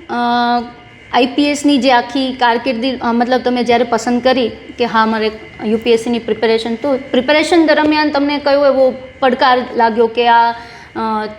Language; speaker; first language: Gujarati; native; Gujarati